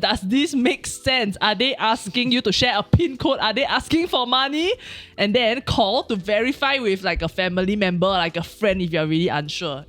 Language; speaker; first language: English; native; English